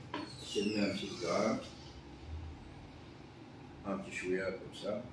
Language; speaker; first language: French; non-native, local second language; Arabic